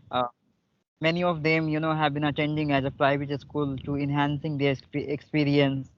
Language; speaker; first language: English; non-native, local second language; Hindi